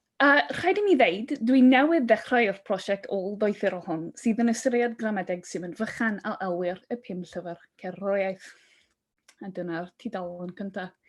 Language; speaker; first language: Welsh; non-native, fluent; English